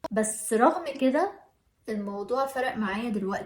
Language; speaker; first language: Arabic; native; Arabic